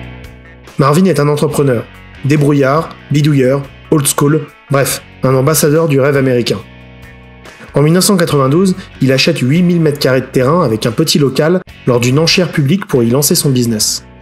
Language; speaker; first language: French; native; French